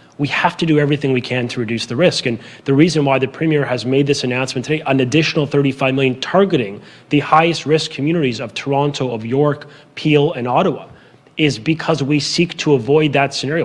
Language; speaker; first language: English; native; English